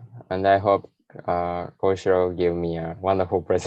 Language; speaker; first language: English; non-native, learner; Japanese